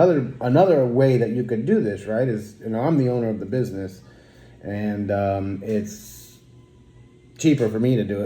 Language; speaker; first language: English; native; English